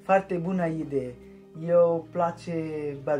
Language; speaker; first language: Romanian; non-native, learner; Bangla